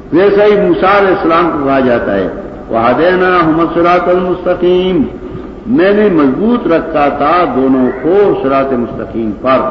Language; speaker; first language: Urdu; non-native, local second language; Pashto